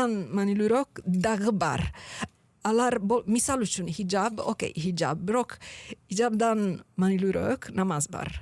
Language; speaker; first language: Kyrgyz; non-native, learner; Italian